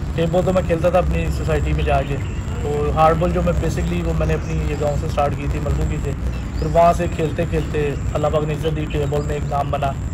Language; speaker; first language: Urdu; non-native, local second language; Punjabi